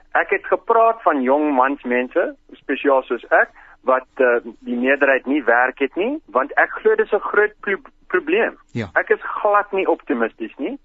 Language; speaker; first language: Afrikaans; non-native, local second language; English